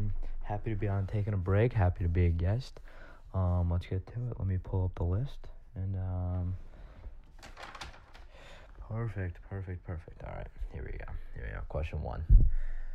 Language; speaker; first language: English; native; English